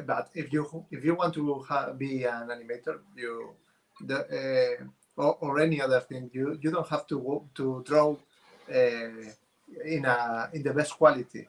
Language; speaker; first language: English; non-native, fluent; Spanish